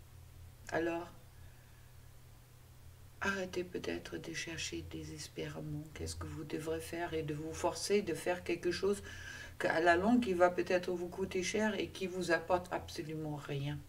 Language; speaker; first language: French; non-native, fluent; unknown